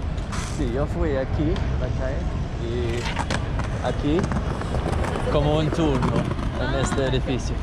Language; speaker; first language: Spanish; non-native, learner; Swedish